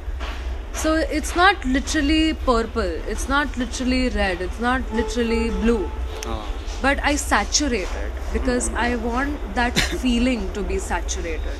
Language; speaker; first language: English; non-native, local second language; Gujarati